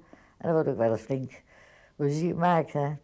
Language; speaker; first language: Dutch; native; Dutch